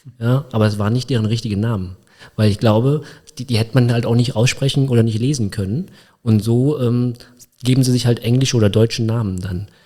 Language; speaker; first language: German; early bilingual, other home language; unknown